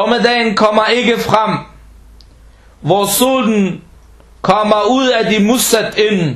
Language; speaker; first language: Danish; early bilingual, other home language; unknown